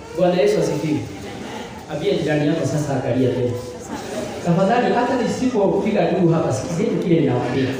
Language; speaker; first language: Swahili; non-native, local second language; Kikuyu